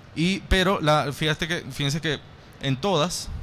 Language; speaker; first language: Spanish; native; Spanish